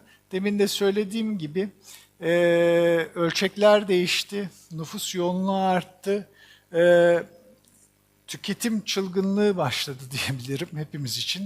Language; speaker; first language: Turkish; native; Turkish